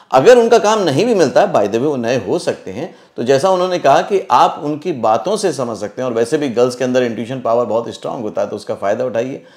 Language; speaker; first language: Hindi; native; Hindi